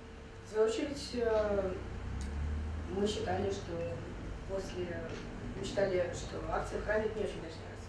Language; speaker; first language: Russian; native; Russian